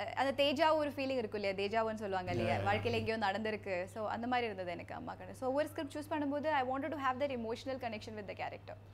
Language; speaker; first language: Tamil; non-native, local second language; Malayalam